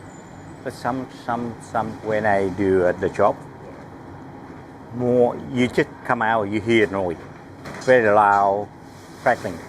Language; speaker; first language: English; non-native, learner; Vietnamese